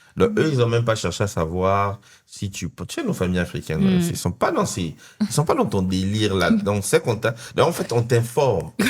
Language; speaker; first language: French; non-native, local second language; Lingala